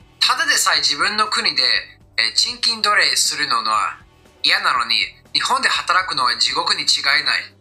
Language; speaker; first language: Japanese; non-native, fluent; English